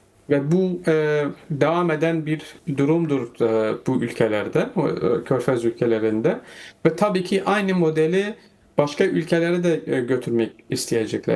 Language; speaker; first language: Turkish; non-native, fluent; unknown